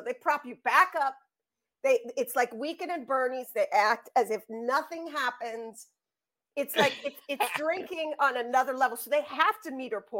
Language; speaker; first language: English; native; English